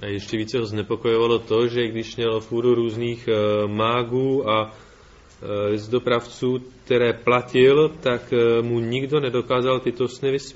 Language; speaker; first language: Czech; native; Czech